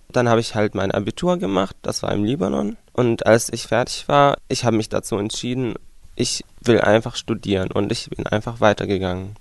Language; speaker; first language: German; non-native, fluent; Arabic